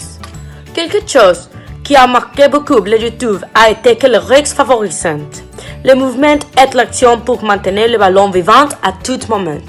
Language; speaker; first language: French; non-native, learner; Spanish